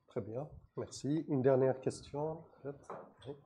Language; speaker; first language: French; non-native, local second language; Arabic